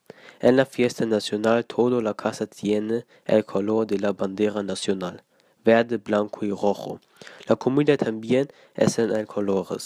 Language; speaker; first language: Spanish; non-native, learner; German